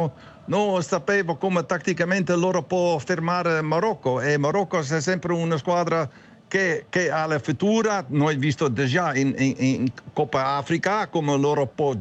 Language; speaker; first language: Italian; non-native, learner; Dutch